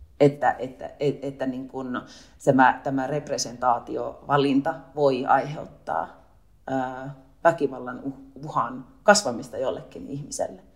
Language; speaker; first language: Finnish; native; Finnish